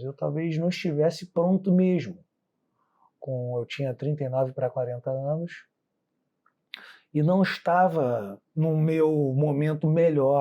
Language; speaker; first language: Portuguese; native; Portuguese